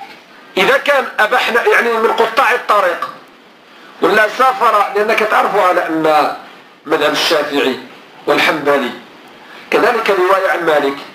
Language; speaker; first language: Arabic; native; Arabic